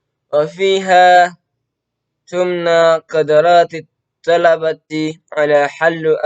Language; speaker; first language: Arabic; non-native, learner; Indonesian